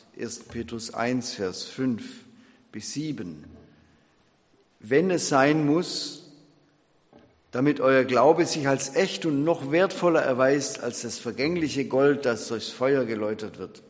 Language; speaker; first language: German; native; German